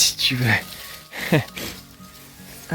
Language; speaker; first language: French; native; French